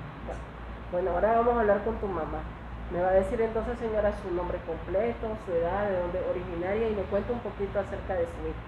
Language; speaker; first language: Spanish; native; Spanish